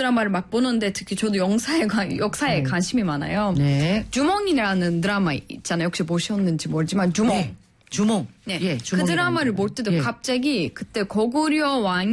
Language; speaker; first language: Korean; non-native, fluent; Turkish